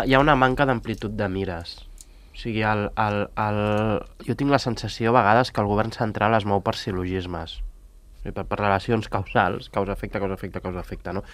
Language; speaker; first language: Catalan; native; Catalan